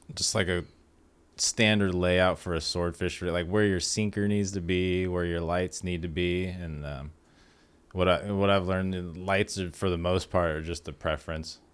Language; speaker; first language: English; native; English